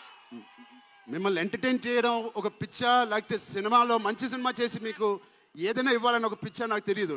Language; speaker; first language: Telugu; native; Telugu